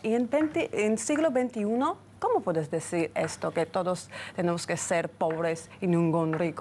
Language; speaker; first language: Spanish; non-native, fluent; Georgian